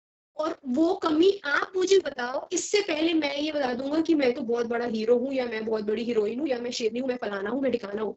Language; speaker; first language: Hindi; native; Hindi